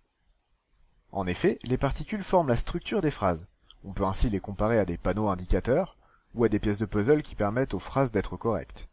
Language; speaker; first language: French; native; French